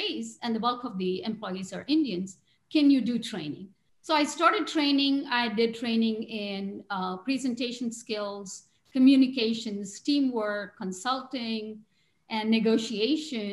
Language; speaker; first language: English; non-native, local second language; Tamil